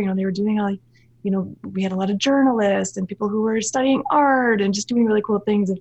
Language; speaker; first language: English; native; English